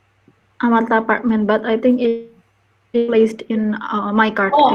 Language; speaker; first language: English; non-native, fluent; Indonesian